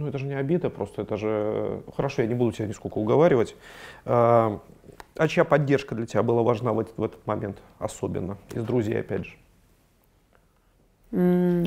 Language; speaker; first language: Russian; native; Russian